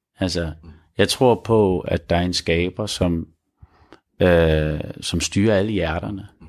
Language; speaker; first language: Danish; early bilingual, other home language; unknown